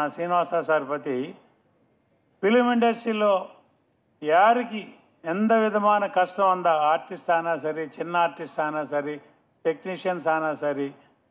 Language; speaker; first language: Tamil; non-native, local second language; Telugu